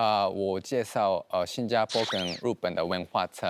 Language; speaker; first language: Chinese; non-native, fluent; Japanese